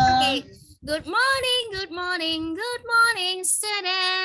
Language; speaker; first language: English; non-native, fluent; Indonesian